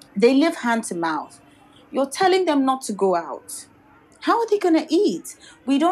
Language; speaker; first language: English; non-native, local second language; Yoruba